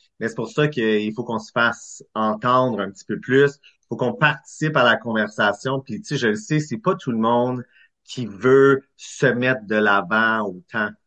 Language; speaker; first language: French; native; French